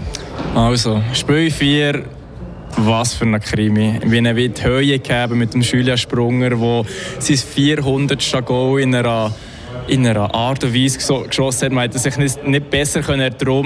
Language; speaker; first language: German; native; German